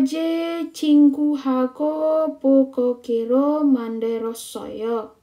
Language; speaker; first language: Korean; non-native, fluent; Indonesian